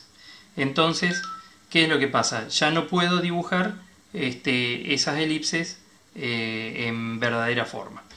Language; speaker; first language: Spanish; native; Spanish